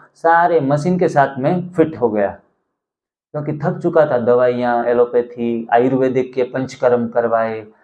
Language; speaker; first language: Hindi; non-native, local second language; Gujarati